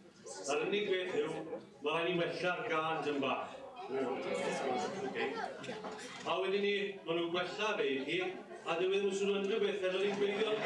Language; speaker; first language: Welsh; native; Welsh